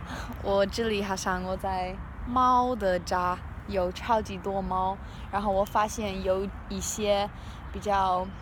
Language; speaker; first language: Chinese; non-native, learner; English